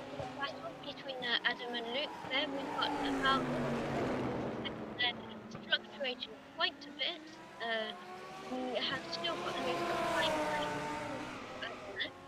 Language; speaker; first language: English; native; English